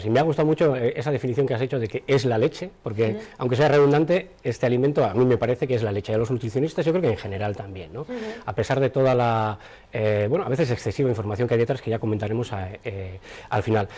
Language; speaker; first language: Spanish; native; Spanish